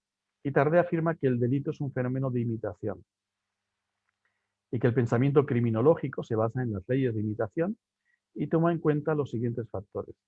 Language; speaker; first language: Spanish; native; Spanish